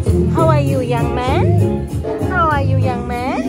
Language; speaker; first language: English; non-native, learner; Indonesian